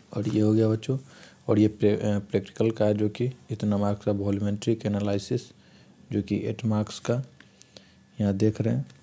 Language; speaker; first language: Hindi; native; Hindi